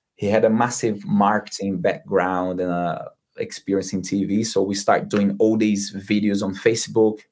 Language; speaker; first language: English; non-native, fluent; Portuguese